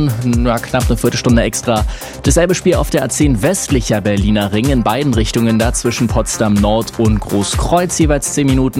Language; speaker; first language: German; native; German